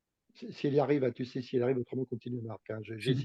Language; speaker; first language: French; native; French